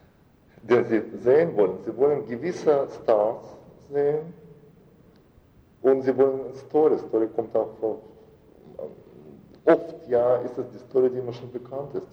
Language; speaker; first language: German; non-native, fluent; Russian